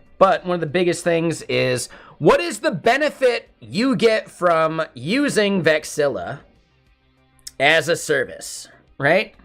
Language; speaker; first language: English; native; English